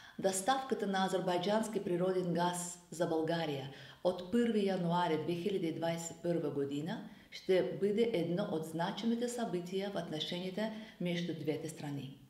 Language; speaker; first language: Bulgarian; non-native, fluent; Azerbaijani